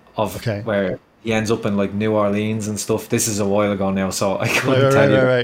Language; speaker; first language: English; native; English